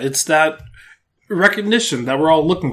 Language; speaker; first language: English; native; English